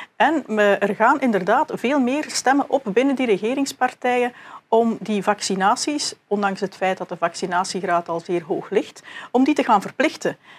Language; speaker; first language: Dutch; native; Dutch